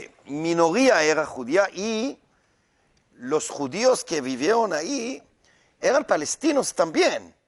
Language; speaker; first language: Spanish; non-native, learner; Hebrew